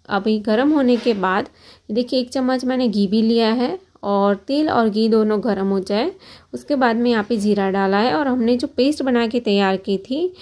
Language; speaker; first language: Hindi; non-native, local second language; Gujarati